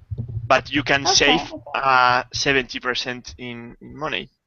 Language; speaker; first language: English; non-native, learner; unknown